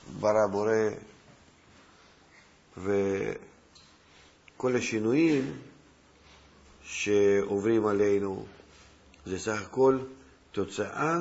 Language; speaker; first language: Hebrew; non-native, fluent; Russian